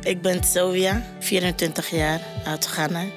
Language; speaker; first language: Dutch; non-native, fluent; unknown